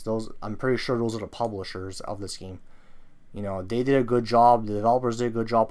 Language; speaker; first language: English; native; English